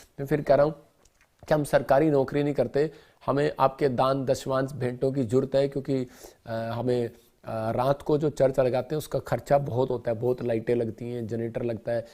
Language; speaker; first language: Hindi; non-native, local second language; Punjabi